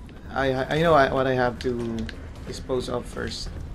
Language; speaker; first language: English; non-native, local second language; Filipino